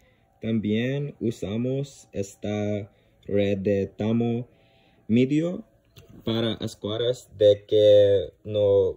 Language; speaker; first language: Spanish; non-native, learner; English